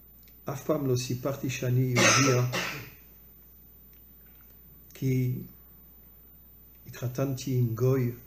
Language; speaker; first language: Hebrew; non-native, fluent; French